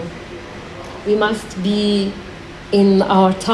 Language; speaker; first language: English; non-native, learner; Macedonian